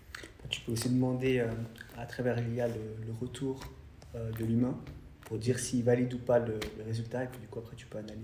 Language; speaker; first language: French; native; French